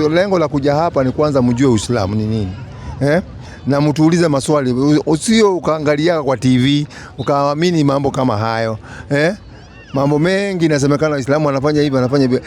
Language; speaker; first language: Swahili; non-native, local second language; Kikuyu